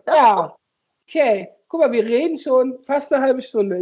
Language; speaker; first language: German; native; German